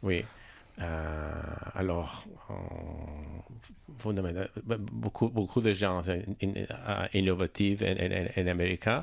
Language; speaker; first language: French; non-native, learner; Italian